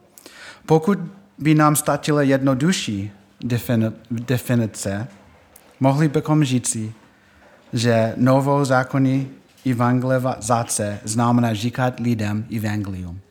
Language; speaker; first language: Czech; non-native, fluent; English